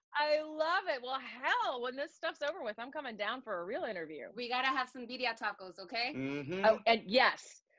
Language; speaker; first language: English; native; English